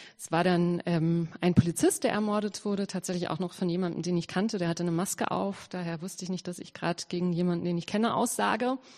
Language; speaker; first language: German; early bilingual, other home language; Serbian